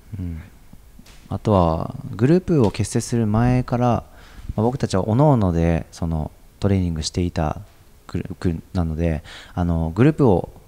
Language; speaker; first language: Japanese; native; Japanese